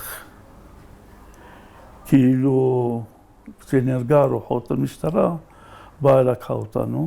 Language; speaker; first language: Hebrew; native; Hebrew